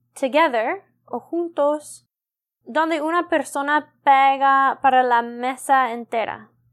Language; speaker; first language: Spanish; non-native, learner; English